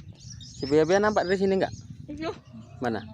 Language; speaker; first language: Indonesian; native; Indonesian